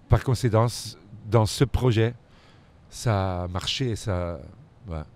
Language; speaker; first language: French; non-native, local second language; Dutch